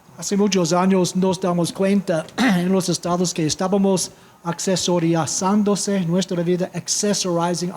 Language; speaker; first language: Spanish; non-native, fluent; English